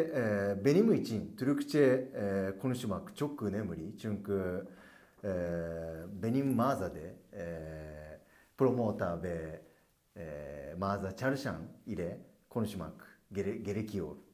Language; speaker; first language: Turkish; non-native, learner; Japanese